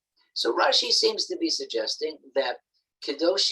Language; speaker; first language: English; native; English